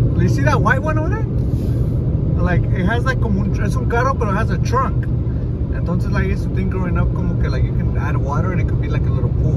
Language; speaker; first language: English; early bilingual, other home language; Spanish